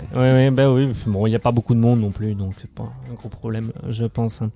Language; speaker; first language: French; native; French